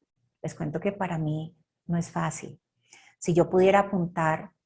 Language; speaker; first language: Spanish; native; Spanish